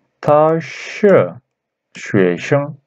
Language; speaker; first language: Chinese; non-native, learner; Turkish